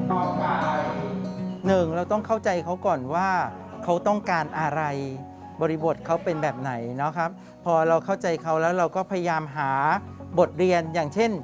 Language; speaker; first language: Thai; native; Thai